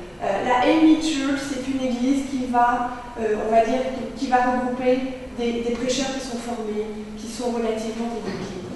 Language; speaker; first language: French; native; French